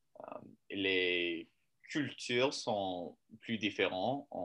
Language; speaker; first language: French; non-native, learner; English